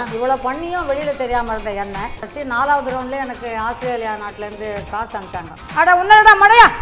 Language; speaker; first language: Tamil; native; Tamil